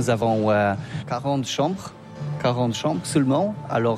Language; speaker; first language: French; non-native, learner; Polish